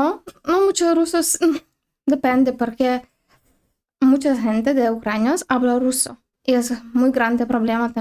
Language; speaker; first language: Spanish; non-native, learner; Ukrainian